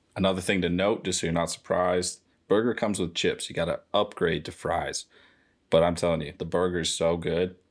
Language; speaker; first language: English; native; English